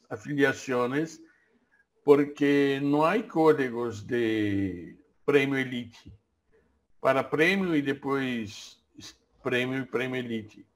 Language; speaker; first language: Spanish; non-native, learner; Portuguese